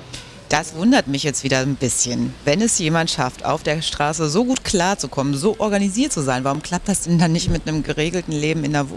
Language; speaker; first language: German; native; German